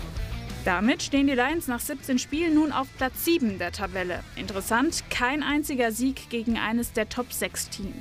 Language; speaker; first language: German; native; German